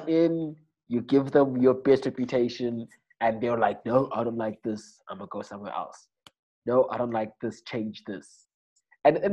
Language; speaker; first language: English; non-native, local second language; Xhosa